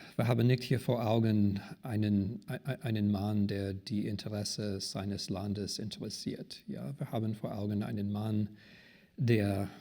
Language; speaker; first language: German; non-native, fluent; English